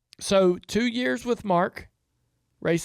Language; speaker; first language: English; native; English